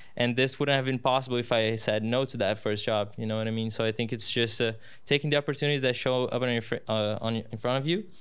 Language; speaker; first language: English; non-native, fluent; Portuguese